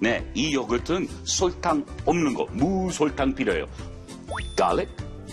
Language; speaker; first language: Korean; non-native, learner; English